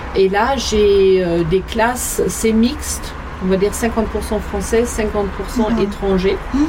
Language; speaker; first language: French; non-native, fluent; German